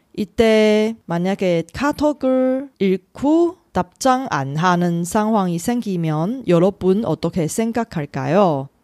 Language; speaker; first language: Korean; non-native, fluent; Chinese